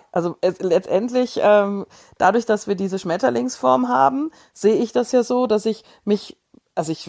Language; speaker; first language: German; native; German